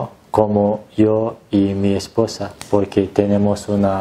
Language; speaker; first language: Spanish; non-native, learner; Turkish